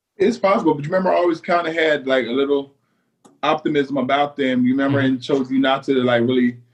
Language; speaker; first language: English; native; English